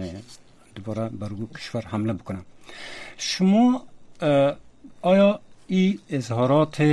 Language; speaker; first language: Persian; native; Persian